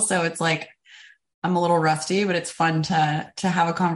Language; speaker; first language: English; native; English